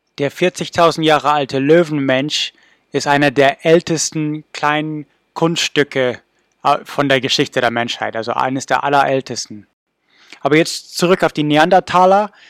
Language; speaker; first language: German; non-native, fluent; English